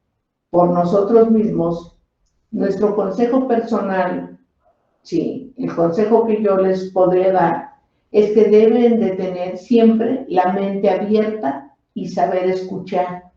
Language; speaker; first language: Spanish; native; Spanish